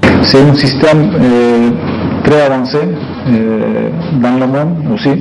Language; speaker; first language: French; non-native, learner; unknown